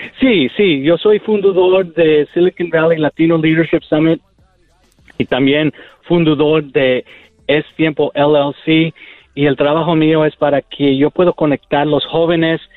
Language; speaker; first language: Spanish; early bilingual, heritage; Spanish